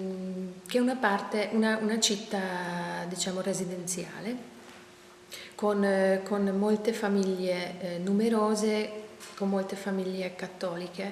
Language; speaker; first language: Italian; non-native, fluent; Hungarian